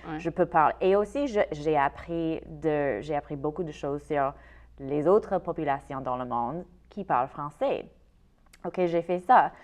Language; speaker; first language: French; non-native, fluent; English